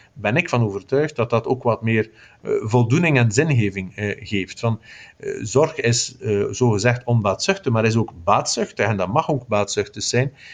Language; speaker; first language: Dutch; native; Dutch